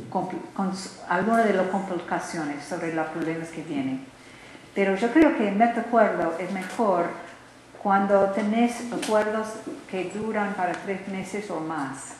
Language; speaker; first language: Spanish; non-native, learner; English